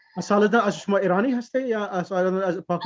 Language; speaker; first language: Persian; non-native, learner; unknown